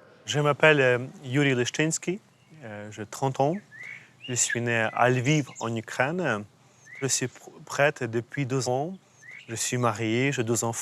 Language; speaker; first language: French; non-native, fluent; Ukrainian